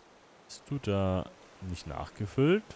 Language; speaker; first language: German; native; German